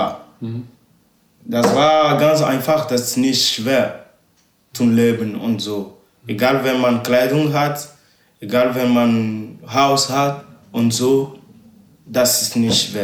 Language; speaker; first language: German; non-native, learner; Ewe